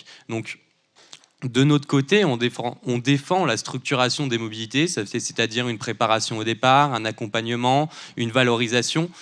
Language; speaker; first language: French; native; French